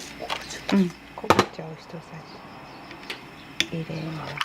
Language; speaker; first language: Japanese; native; Japanese